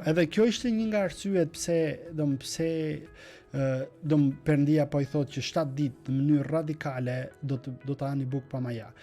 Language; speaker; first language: Albanian; native; Albanian